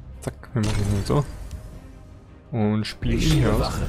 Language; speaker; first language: German; native; German